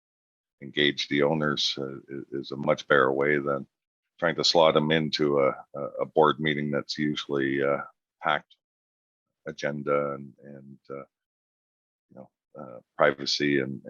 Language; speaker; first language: English; native; English